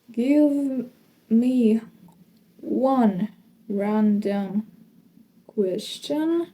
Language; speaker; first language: English; non-native, fluent; Ukrainian